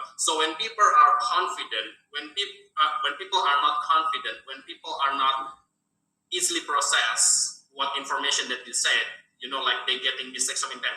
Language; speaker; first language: English; non-native, fluent; Indonesian